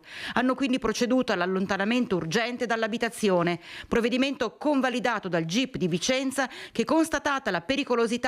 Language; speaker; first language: Italian; native; Italian